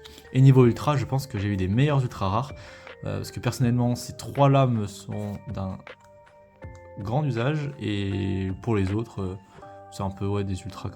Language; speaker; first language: French; native; French